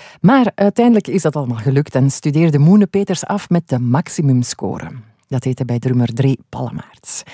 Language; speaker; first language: Dutch; native; Dutch